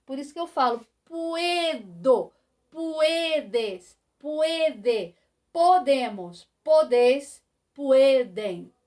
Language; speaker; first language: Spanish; non-native, fluent; Portuguese